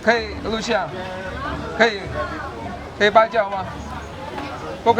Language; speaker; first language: Chinese; non-native, learner; Indonesian